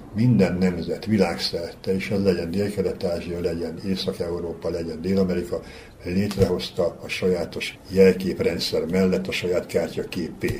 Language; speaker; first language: Hungarian; native; Hungarian